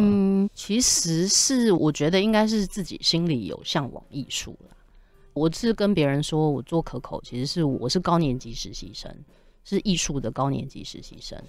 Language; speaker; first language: Chinese; native; Chinese